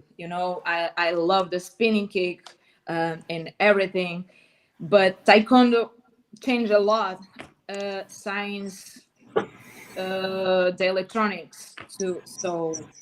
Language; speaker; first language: English; non-native, learner; Portuguese